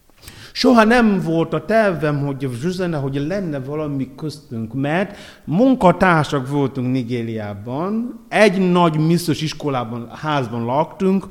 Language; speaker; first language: Hungarian; non-native, learner; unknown